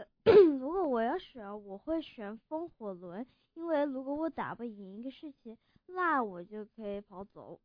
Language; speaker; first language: Chinese; early bilingual, heritage; English